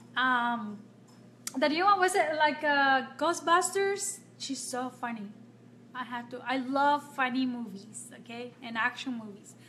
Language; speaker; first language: English; non-native, fluent; Spanish